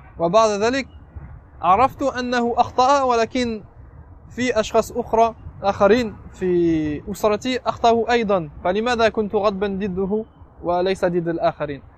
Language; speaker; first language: Arabic; non-native, fluent; French